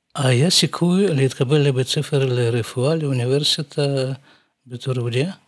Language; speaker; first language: Hebrew; non-native, fluent; Russian